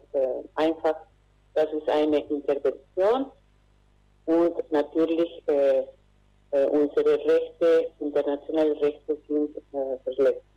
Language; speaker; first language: German; non-native, learner; Spanish